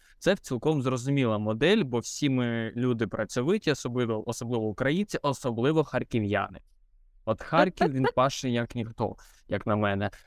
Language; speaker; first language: Ukrainian; non-native, local second language; Russian